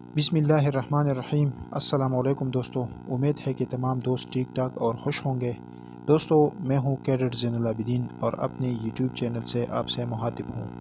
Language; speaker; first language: Urdu; non-native, local second language; Pashto